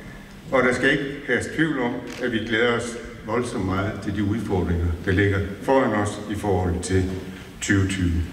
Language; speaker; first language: Danish; native; Danish